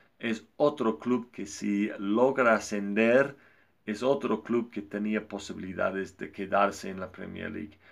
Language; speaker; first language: Spanish; non-native, fluent; English